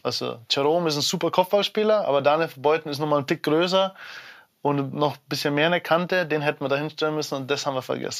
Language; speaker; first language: German; native; German